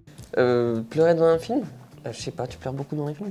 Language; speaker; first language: French; native; French